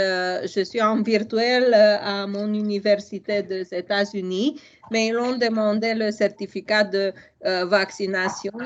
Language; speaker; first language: French; non-native, fluent; Romanian